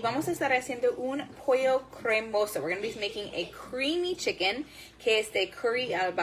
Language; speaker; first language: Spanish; non-native, learner; English